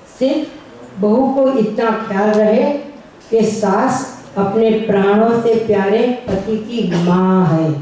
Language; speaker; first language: Hindi; non-native, local second language; Gujarati